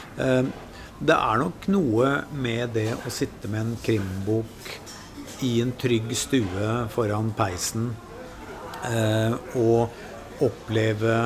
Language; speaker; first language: Norwegian; native; Norwegian